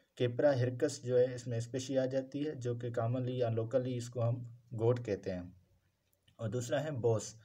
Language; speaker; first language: Urdu; non-native, local second language; Sindhi